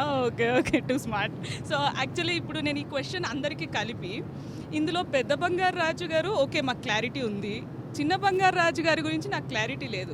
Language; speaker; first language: Telugu; native; Telugu